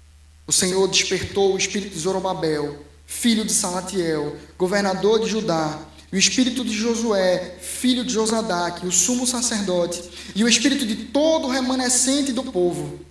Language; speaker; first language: Portuguese; native; Portuguese